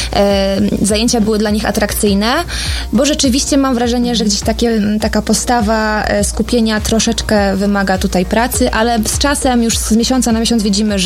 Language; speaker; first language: Polish; native; Polish